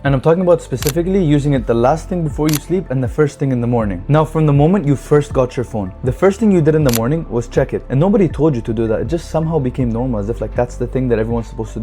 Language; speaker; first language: English; non-native, fluent; Arabic